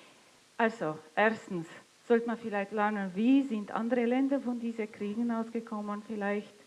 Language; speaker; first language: German; non-native, fluent; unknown